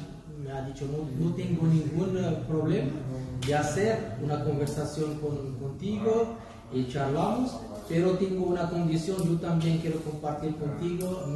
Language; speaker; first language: Spanish; non-native, learner; Arabic